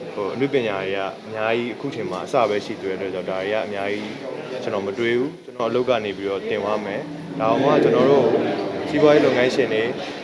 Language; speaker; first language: Burmese; native; Burmese